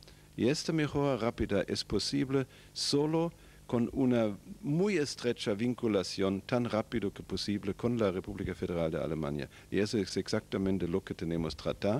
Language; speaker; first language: Spanish; non-native, fluent; German